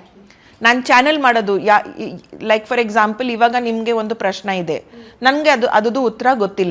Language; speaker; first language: Kannada; non-native, local second language; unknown